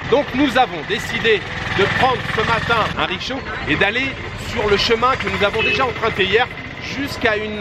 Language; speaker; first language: French; native; French